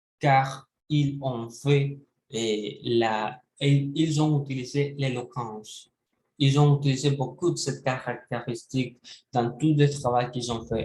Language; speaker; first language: French; non-native, learner; Spanish